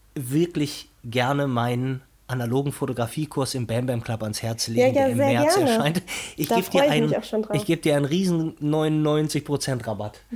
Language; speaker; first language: German; non-native, fluent; Portuguese